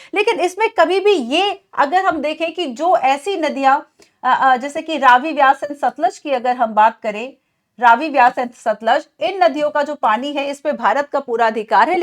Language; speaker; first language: Hindi; native; Hindi